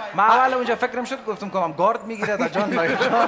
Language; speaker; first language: Persian; native; Persian